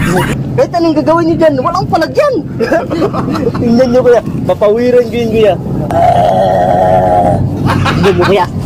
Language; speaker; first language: Filipino; non-native, local second language; Cebuano